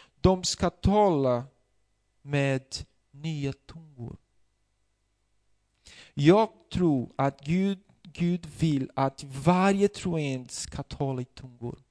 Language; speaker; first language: Swedish; non-native, fluent; Portuguese